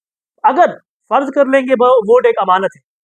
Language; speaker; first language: Urdu; native; Urdu